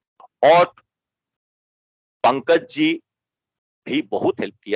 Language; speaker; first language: Hindi; non-native, local second language; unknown